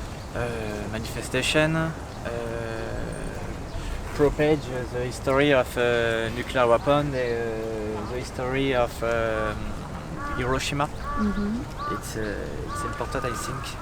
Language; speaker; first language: English; non-native, learner; French